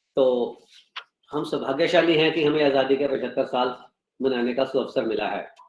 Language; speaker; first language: Hindi; non-native, local second language; Punjabi